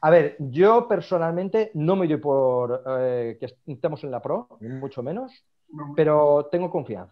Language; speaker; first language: Spanish; native; Spanish